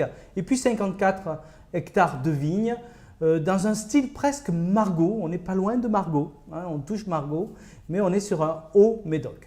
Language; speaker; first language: French; native; French